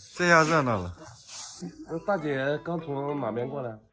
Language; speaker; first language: Chinese; native; Chinese